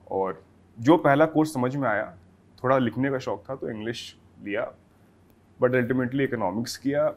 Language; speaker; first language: Hindi; native; Hindi